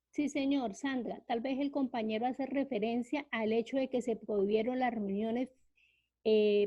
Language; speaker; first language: Spanish; native; Spanish